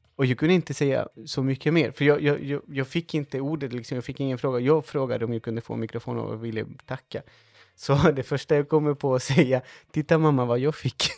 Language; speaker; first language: Swedish; non-native, fluent; Spanish